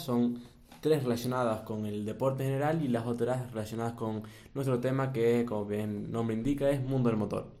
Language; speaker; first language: Spanish; native; Spanish